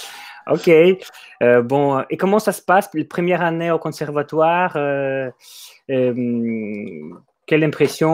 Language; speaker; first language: French; non-native, fluent; Ukrainian